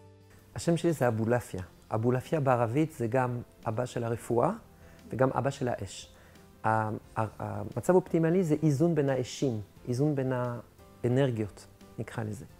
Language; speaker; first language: Hebrew; non-native, fluent; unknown